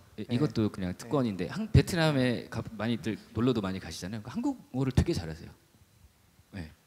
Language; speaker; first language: Korean; native; Korean